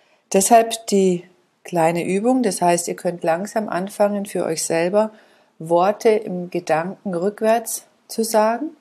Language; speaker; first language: German; native; German